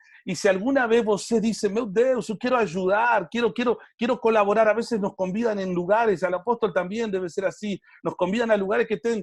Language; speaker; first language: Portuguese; non-native, learner; Spanish